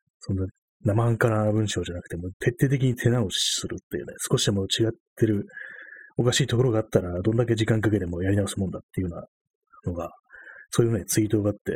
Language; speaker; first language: Japanese; native; Japanese